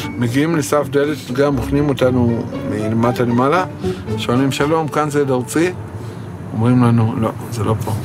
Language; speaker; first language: Hebrew; early bilingual, other home language; Russian